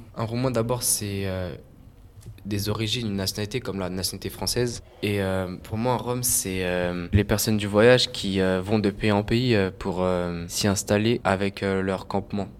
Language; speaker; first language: French; early bilingual, other home language; Romanian